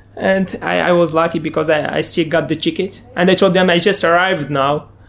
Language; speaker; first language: English; non-native, fluent; Arabic